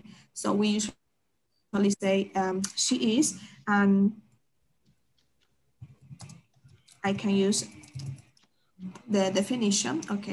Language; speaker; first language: English; non-native, fluent; Spanish